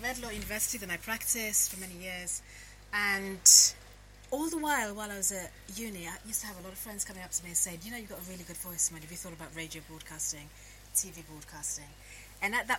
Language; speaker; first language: English; native; English